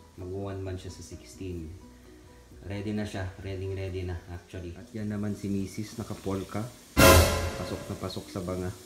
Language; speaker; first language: Filipino; non-native, local second language; Iloko